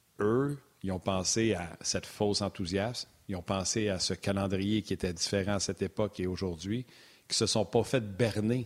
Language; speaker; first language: French; native; French